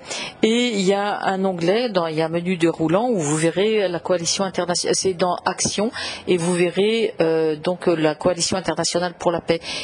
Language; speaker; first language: French; native; French